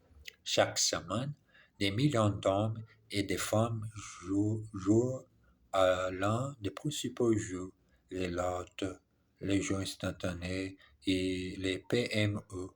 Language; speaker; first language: French; non-native, learner; English